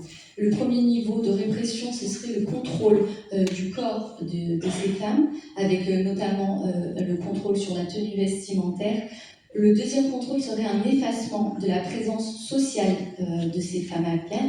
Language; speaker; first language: French; native; French